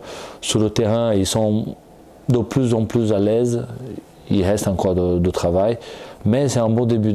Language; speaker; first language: French; non-native, fluent; Portuguese